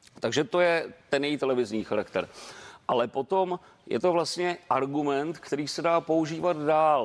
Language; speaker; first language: Czech; native; Czech